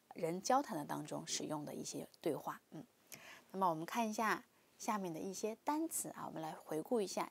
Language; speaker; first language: Chinese; native; Chinese